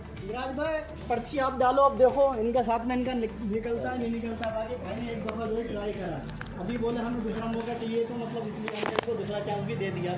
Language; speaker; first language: Hindi; native; Hindi